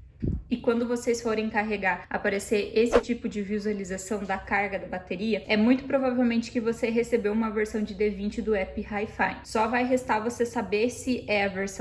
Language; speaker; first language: Portuguese; native; Portuguese